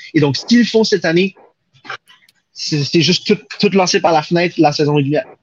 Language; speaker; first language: French; native; French